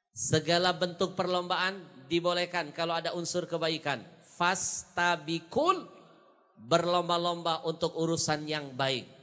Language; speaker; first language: Indonesian; native; Indonesian